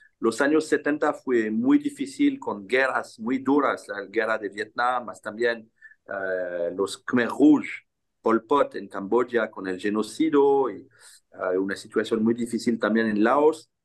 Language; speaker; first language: Spanish; non-native, fluent; French